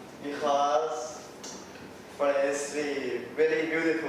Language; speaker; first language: English; non-native, learner; Thai